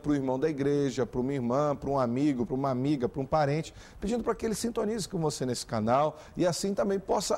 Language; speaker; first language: Portuguese; native; Portuguese